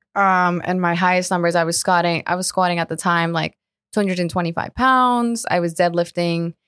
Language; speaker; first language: English; early bilingual, other home language; Spanish